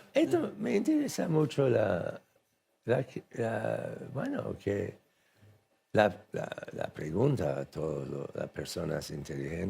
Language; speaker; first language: Spanish; non-native, fluent; English